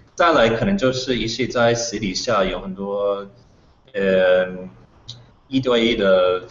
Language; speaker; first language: Chinese; non-native, fluent; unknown